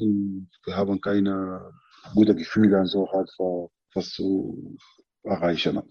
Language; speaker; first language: German; non-native, learner; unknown